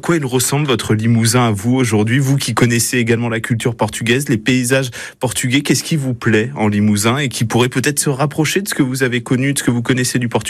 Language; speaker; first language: French; native; French